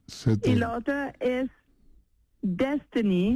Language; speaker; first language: Spanish; non-native, fluent; English